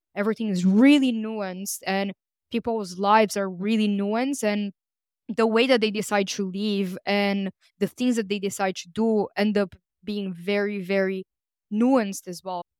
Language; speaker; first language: English; non-native, fluent; Portuguese